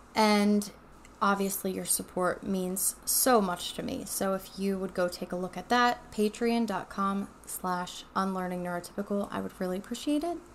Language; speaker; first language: English; native; English